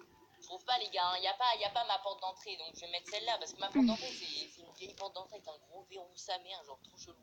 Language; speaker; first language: French; native; French